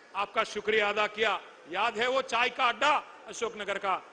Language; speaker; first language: Hindi; non-native, local second language; Telugu